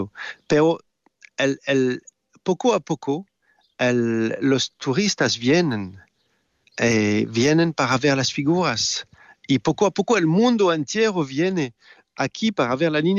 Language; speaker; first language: Spanish; non-native, fluent; French